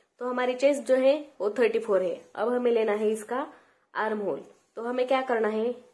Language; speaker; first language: Hindi; non-native, local second language; Marathi